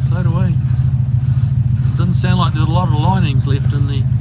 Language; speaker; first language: English; native; English